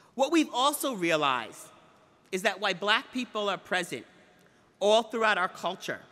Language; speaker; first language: English; native; English